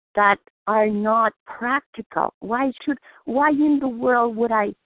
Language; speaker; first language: English; non-native, fluent; Spanish